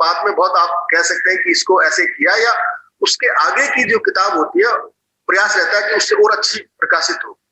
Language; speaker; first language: Hindi; non-native, local second language; Rajasthani